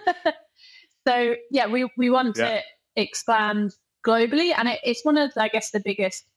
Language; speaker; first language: English; native; English